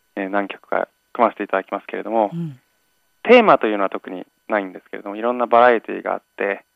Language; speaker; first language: Japanese; early bilingual, other home language; English